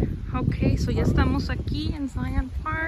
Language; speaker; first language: Spanish; early bilingual, heritage; Spanish